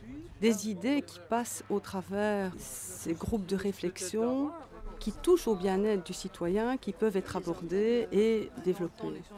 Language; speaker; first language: French; native; French